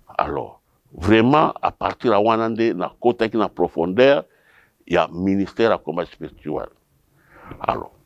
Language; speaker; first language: Lingala; non-native, local second language; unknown